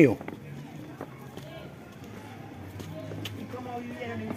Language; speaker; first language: Spanish; native; Spanish